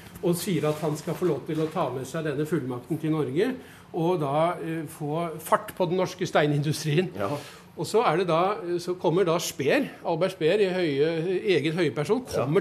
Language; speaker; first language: Norwegian; native; Norwegian